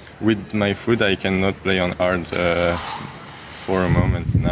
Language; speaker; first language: English; non-native, learner; French